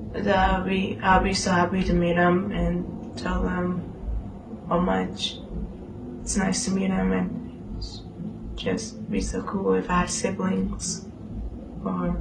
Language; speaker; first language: English; early bilingual, other home language; Spanish